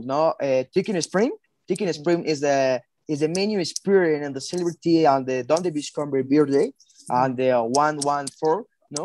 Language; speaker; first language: English; non-native, learner; Spanish